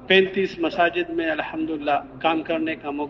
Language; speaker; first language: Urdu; non-native, local second language; Pashto